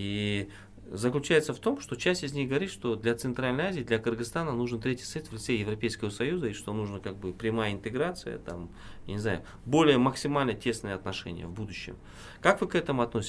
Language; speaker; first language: Russian; non-native, local second language; Kyrgyz